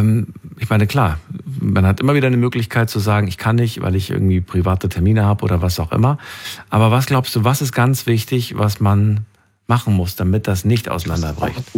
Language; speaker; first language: German; native; German